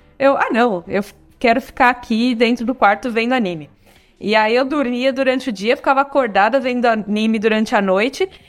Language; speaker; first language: Portuguese; native; Portuguese